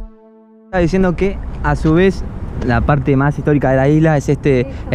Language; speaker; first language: Spanish; native; Spanish